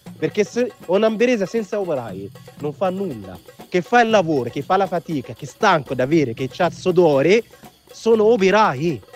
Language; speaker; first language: Italian; non-native, fluent; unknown